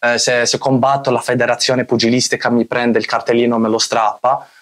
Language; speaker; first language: Italian; early bilingual, other home language; Arabic